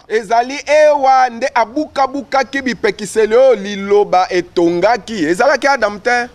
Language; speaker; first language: Lingala; native; Lingala